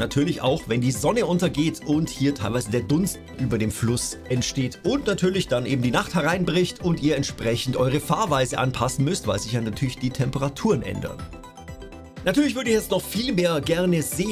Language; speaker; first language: German; native; German